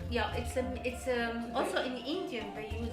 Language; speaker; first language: English; non-native, learner; Arabic